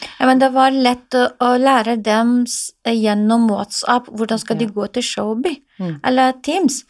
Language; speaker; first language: Norwegian; non-native, fluent; Assyrian Neo-Aramaic